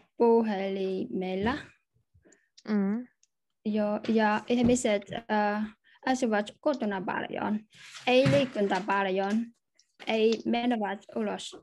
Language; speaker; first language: Finnish; non-native, learner; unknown